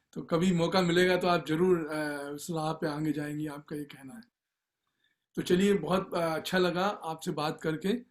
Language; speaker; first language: Hindi; native; Hindi